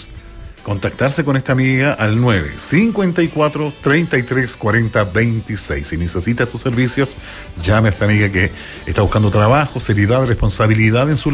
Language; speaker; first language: Spanish; native; Spanish